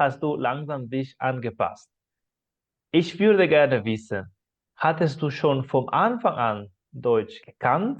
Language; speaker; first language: German; non-native, fluent; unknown